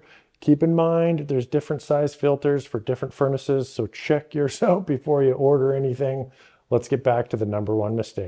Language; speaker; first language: English; native; English